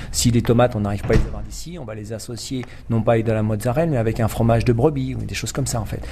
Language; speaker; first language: French; native; French